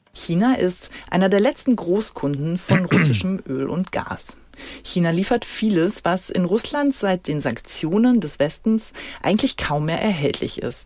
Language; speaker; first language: German; native; German